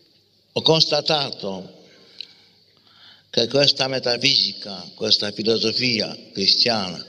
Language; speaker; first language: Italian; non-native, fluent; Polish